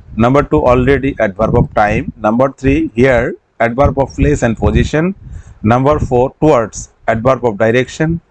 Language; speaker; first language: English; non-native, local second language; Assamese